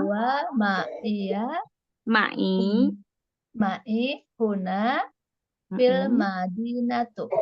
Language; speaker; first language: Arabic; non-native, learner; Indonesian